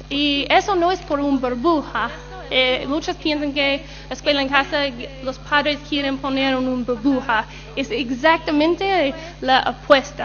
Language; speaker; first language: Spanish; non-native, learner; English